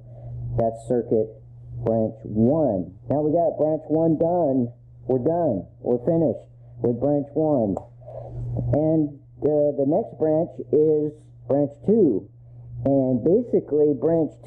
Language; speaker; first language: English; native; English